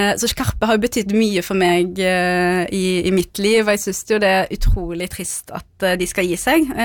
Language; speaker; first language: Norwegian; early bilingual, other home language; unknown